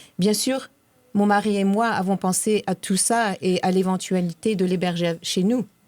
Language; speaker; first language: French; native; French